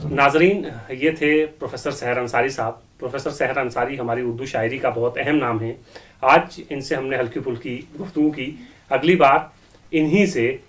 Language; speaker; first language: Hindi; native; Hindi